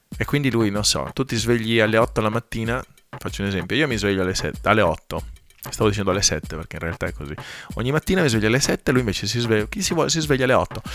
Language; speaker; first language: Italian; non-native, fluent; Spanish